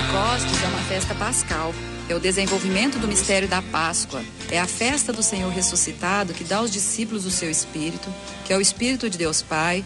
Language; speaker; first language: Portuguese; native; Portuguese